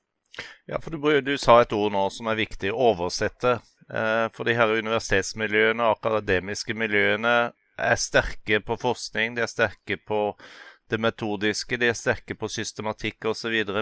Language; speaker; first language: Norwegian; native; Norwegian